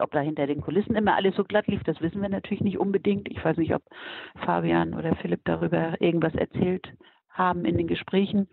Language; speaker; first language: German; native; German